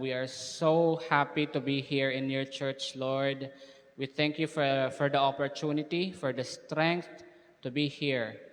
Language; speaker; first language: English; non-native, local second language; Filipino